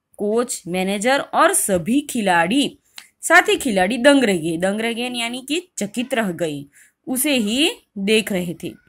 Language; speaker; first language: Hindi; non-native, local second language; Gujarati